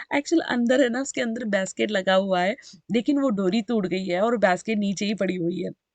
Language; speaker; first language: Hindi; non-native, local second language; Urdu